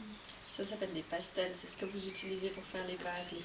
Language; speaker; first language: French; native; French